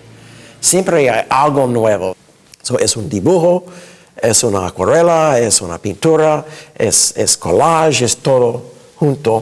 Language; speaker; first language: Spanish; non-native, fluent; English